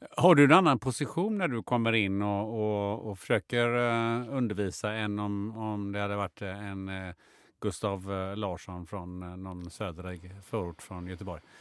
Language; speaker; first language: Swedish; native; Swedish